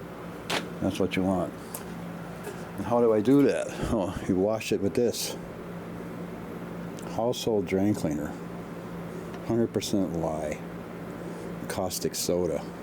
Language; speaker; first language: English; native; English